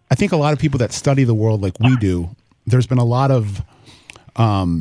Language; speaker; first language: English; native; English